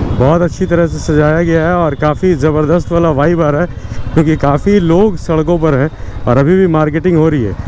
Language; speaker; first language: Hindi; native; Hindi